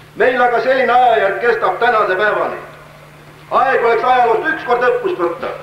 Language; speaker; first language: Estonian; native; Estonian